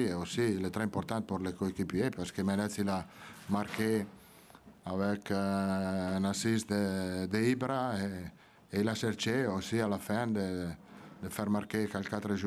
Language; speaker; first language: French; non-native, fluent; Italian